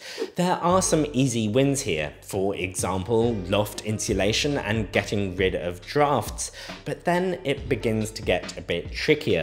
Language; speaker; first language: English; native; English